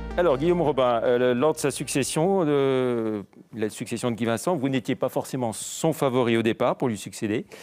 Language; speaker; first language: French; native; French